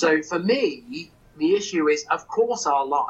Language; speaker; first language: English; native; English